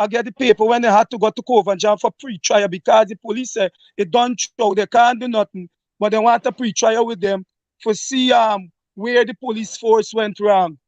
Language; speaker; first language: English; native; English